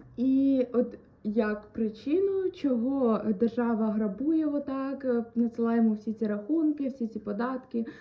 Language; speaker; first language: Ukrainian; native; Ukrainian